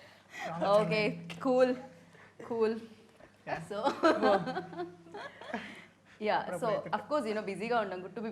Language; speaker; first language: Telugu; native; Telugu